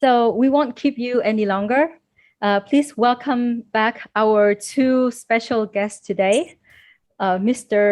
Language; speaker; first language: English; non-native, fluent; Vietnamese